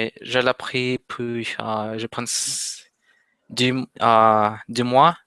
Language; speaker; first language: French; non-native, learner; Spanish